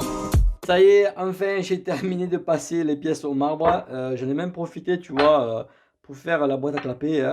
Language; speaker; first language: French; native; French